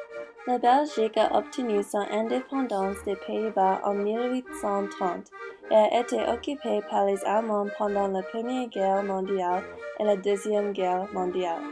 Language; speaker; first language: French; non-native, learner; English